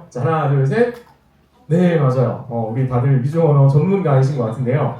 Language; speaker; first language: Korean; native; Korean